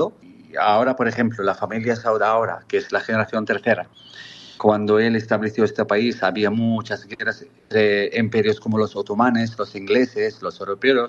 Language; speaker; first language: Spanish; non-native, fluent; Arabic